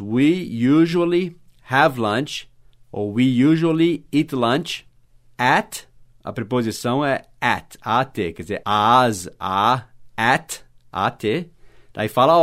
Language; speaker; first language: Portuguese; non-native, fluent; English